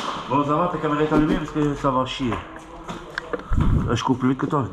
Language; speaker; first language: French; native; French